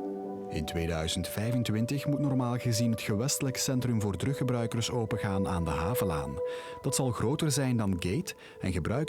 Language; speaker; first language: Dutch; native; Dutch